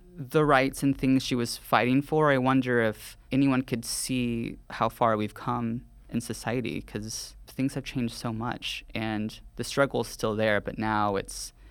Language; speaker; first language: English; native; English